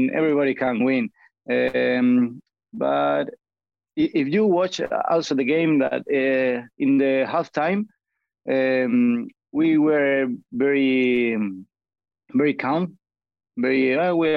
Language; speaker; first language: English; non-native, fluent; Spanish